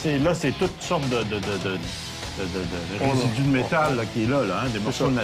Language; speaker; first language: French; native; French